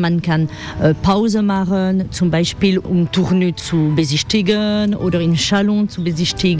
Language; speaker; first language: German; non-native, fluent; French